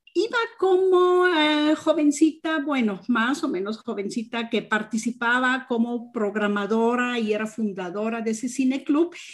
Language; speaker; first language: Spanish; non-native, fluent; German